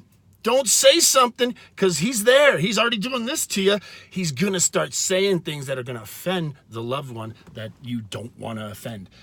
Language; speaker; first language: English; native; English